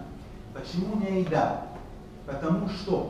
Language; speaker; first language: Russian; non-native, learner; Hebrew